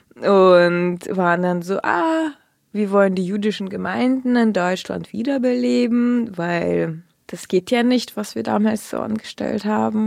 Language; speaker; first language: German; early bilingual, other home language; Russian